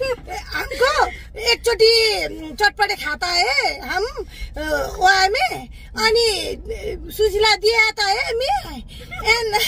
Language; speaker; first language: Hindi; non-native, learner; Nepali